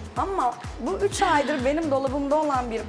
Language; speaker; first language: Turkish; native; Turkish